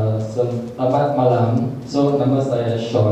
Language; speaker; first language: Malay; non-native, local second language; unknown